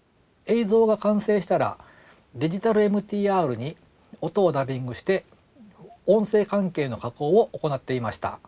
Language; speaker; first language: Japanese; native; Japanese